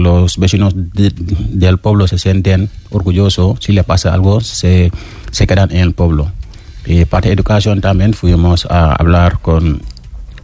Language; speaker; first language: Spanish; non-native, learner; Wolof